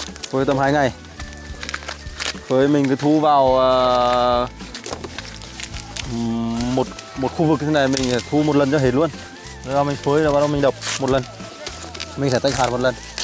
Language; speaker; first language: Vietnamese; native; Vietnamese